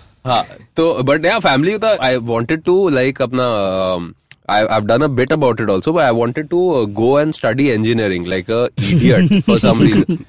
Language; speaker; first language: English; non-native, local second language; Hindi